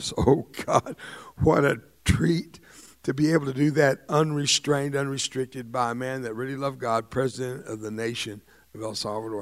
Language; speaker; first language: English; early bilingual, other home language; Spanish